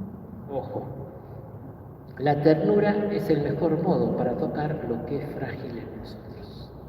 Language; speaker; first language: Spanish; native; Spanish